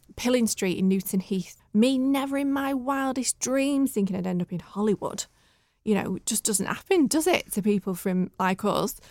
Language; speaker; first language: English; native; English